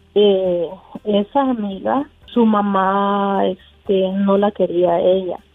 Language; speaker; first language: Spanish; native; Spanish